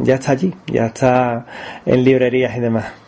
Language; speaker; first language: Spanish; native; Spanish